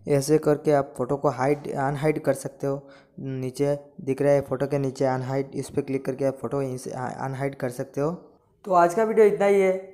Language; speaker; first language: Hindi; native; Hindi